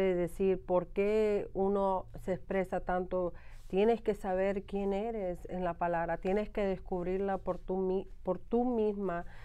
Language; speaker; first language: Spanish; early bilingual, heritage; Spanish